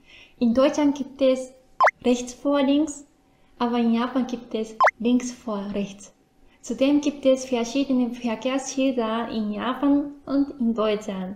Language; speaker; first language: German; non-native, fluent; Japanese